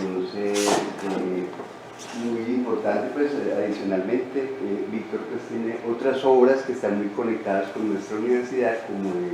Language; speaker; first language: Spanish; native; Spanish